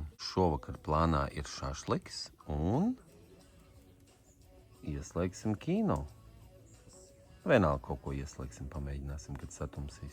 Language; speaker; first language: Latvian; native; Latvian